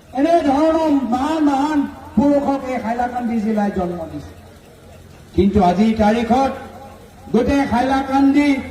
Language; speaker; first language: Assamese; native; Assamese